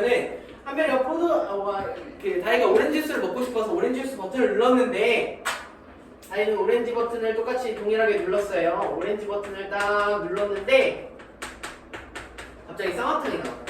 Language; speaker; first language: Korean; native; Korean